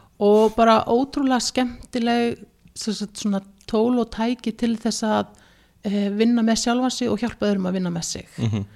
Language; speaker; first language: Icelandic; early bilingual, heritage; Icelandic